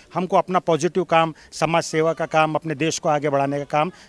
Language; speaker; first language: Hindi; non-native, local second language; Marathi